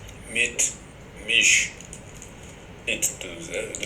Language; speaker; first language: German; non-native, learner; French